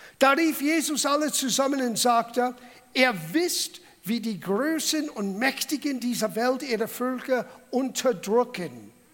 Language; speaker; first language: German; non-native, fluent; English